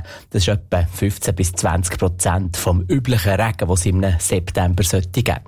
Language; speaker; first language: German; native; German